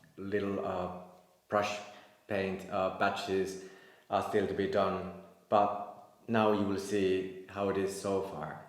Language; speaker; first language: English; non-native, fluent; Finnish